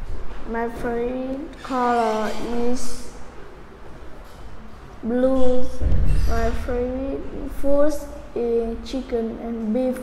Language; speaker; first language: English; non-native, learner; Vietnamese